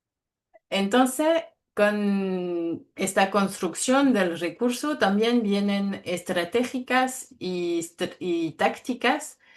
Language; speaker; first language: Spanish; non-native, fluent; French